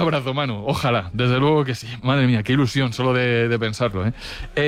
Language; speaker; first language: Spanish; native; Spanish